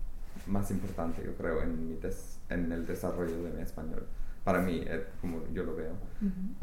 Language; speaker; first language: Spanish; non-native, fluent; English